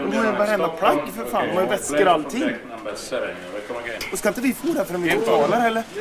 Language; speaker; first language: Swedish; native; Swedish